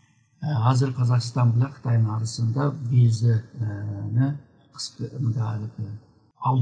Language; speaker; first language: Turkish; non-native, learner; Uyghur